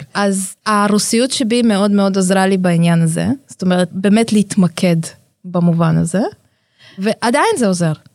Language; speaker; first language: Hebrew; early bilingual, other home language; Russian